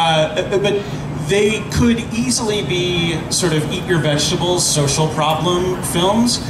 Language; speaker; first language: English; native; English